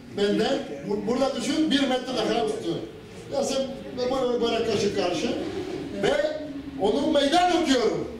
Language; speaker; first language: Turkish; non-native, fluent; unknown